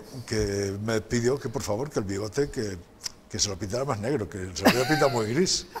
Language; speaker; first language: Spanish; native; Spanish